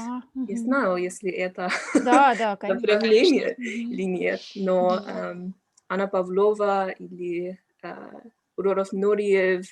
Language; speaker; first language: Russian; non-native, learner; English